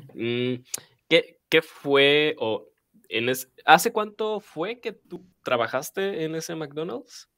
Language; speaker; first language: Spanish; native; Spanish